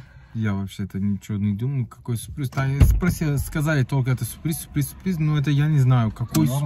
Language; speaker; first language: Russian; non-native, learner; Turkish